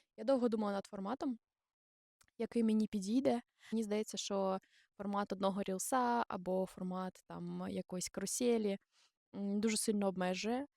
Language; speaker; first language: Ukrainian; non-native, local second language; Russian